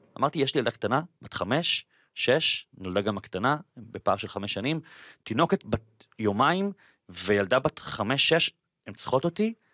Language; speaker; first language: Hebrew; native; Hebrew